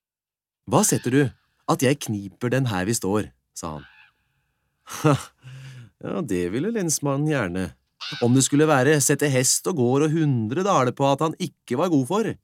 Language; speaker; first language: Norwegian; native; Norwegian